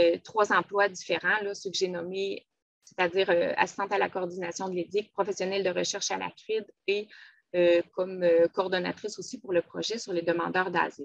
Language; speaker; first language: French; native; French